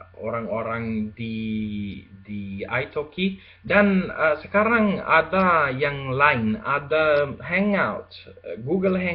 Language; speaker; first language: Indonesian; non-native, learner; Spanish